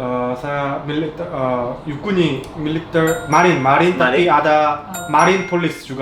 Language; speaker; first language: Indonesian; non-native, learner; Korean